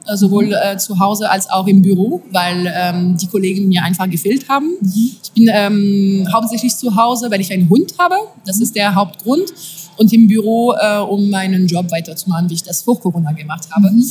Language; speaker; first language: German; non-native, fluent; French